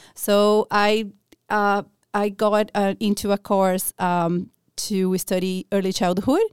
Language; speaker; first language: English; non-native, fluent; Portuguese